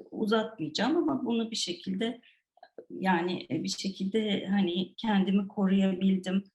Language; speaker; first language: Turkish; non-native, fluent; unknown